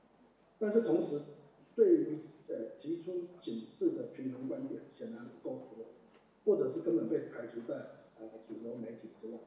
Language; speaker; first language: Chinese; native; Chinese